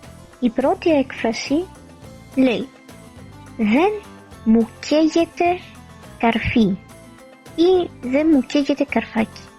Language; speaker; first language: Greek; non-native, fluent; Arabic